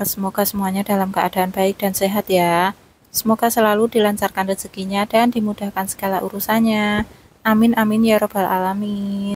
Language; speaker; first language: Indonesian; native; Indonesian